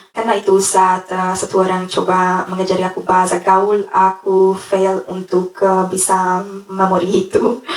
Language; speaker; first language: Indonesian; non-native, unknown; Hungarian